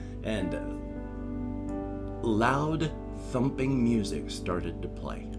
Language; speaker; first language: English; native; English